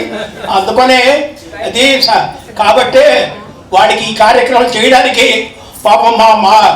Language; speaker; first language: Telugu; native; Telugu